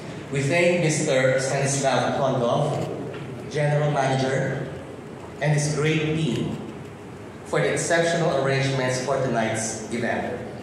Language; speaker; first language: English; non-native, local second language; Filipino